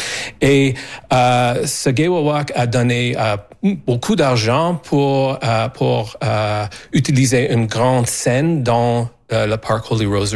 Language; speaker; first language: French; non-native, learner; English